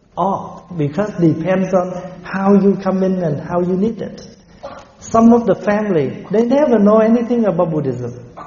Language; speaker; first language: English; non-native, fluent; Vietnamese